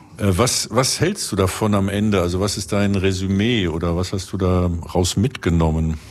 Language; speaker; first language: German; native; German